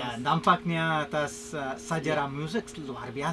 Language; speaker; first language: Indonesian; non-native, fluent; English